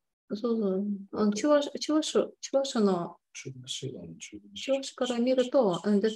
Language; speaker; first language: Japanese; non-native, fluent; Tatar